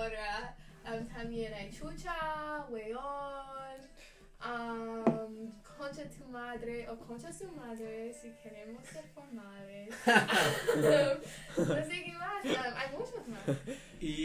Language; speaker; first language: Spanish; non-native, learner; English